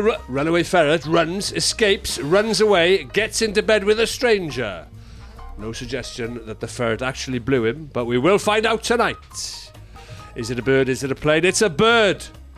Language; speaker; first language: English; native; English